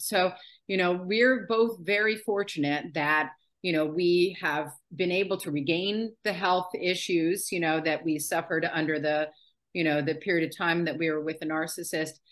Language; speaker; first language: English; native; English